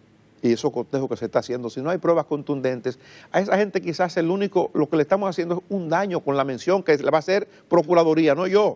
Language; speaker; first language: Spanish; native; Spanish